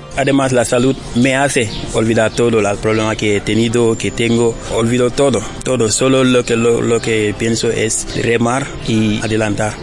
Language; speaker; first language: Spanish; non-native, learner; Wolof